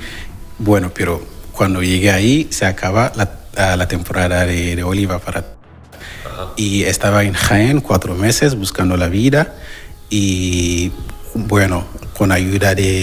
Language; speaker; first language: Spanish; non-native, learner; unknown